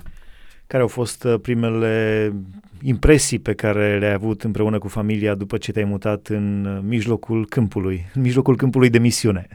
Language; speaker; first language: Romanian; native; Romanian